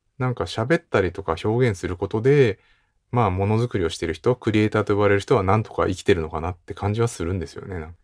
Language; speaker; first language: Japanese; native; Japanese